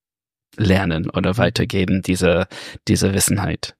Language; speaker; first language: German; non-native, learner; English